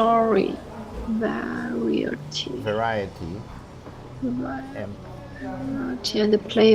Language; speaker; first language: English; non-native, learner; French